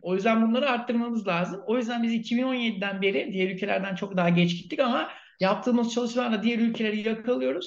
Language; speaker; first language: Turkish; native; Turkish